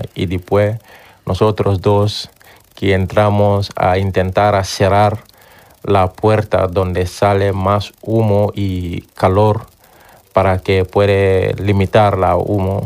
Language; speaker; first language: Spanish; non-native, learner; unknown